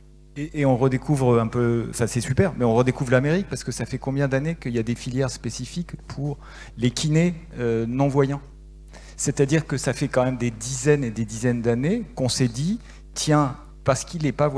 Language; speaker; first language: French; native; French